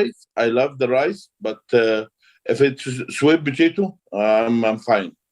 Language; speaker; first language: English; non-native, learner; Arabic